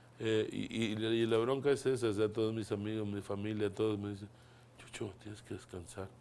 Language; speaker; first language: Spanish; native; Spanish